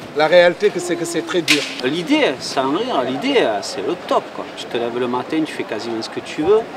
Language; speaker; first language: French; native; French